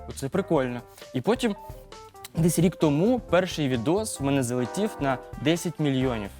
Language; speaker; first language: Ukrainian; native; Ukrainian